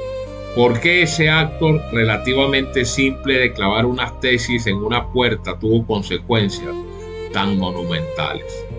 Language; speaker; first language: Spanish; native; Spanish